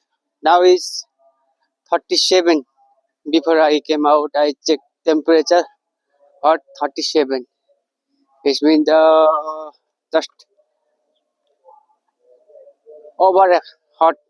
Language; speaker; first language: English; non-native, learner; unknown